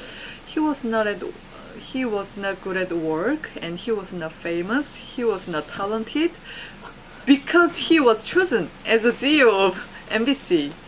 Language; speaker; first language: English; non-native, learner; Korean